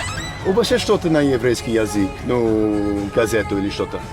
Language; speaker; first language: Russian; non-native, learner; English